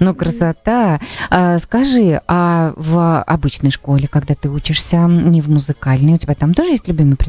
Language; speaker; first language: Russian; native; Russian